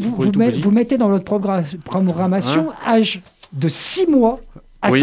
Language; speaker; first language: French; native; French